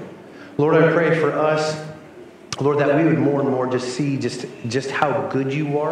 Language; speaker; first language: English; native; English